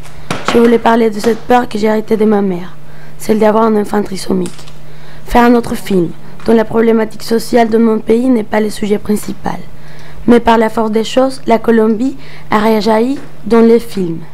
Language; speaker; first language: French; non-native, fluent; Spanish